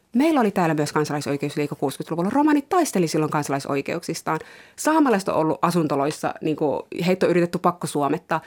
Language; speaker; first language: Finnish; early bilingual, other home language; Somali